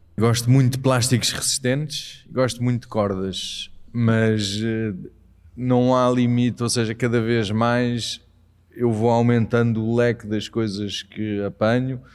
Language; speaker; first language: Portuguese; native; Portuguese